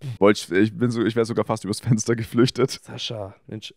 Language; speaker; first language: German; native; German